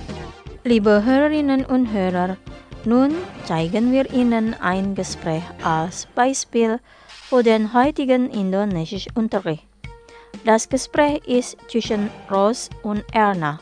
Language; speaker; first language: German; non-native, fluent; Indonesian